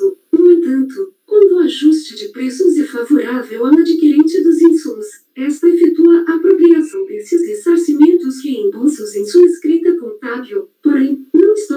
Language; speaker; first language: Portuguese; native; Portuguese